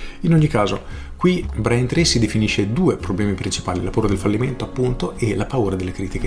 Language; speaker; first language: Italian; native; Italian